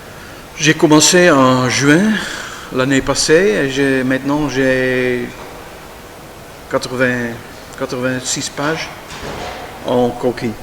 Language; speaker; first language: French; non-native, learner; Dutch